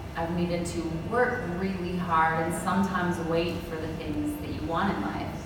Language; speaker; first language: English; native; English